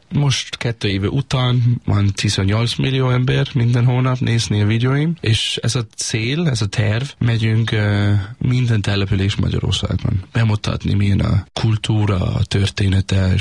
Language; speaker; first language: Hungarian; non-native, learner; Danish